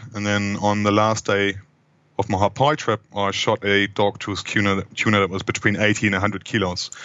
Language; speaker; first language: English; non-native, fluent; German